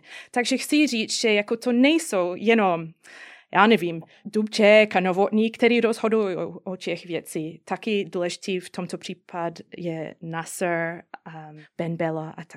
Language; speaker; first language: Czech; non-native, fluent; English